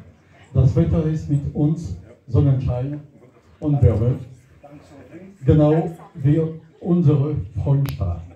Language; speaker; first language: German; non-native, learner; French